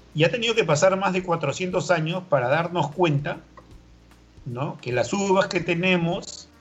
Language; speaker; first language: Spanish; native; Spanish